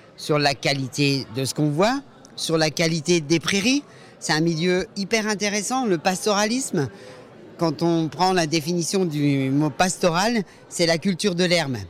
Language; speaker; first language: French; native; French